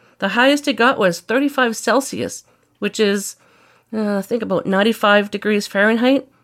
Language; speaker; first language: English; native; English